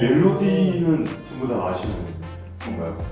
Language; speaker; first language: Korean; native; Korean